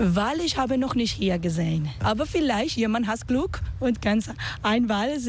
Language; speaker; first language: German; non-native, learner; Spanish